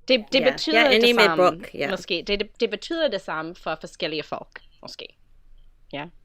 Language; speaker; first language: Danish; non-native, fluent; English